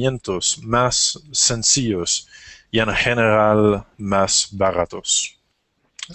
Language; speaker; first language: Spanish; non-native, learner; English